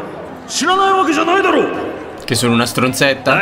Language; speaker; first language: Italian; native; Italian